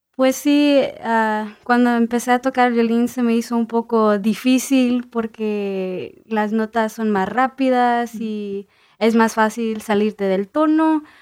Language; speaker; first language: Spanish; early bilingual, heritage; Spanish